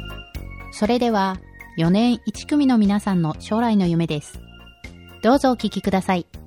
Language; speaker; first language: Japanese; native; Japanese